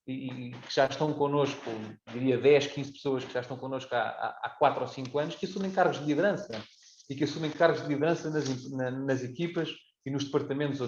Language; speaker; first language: Portuguese; native; Portuguese